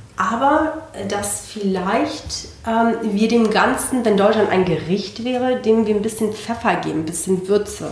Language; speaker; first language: German; non-native, fluent; Spanish